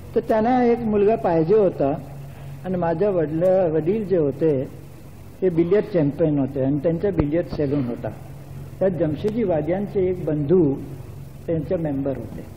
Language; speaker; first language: Marathi; non-native, local second language; Gujarati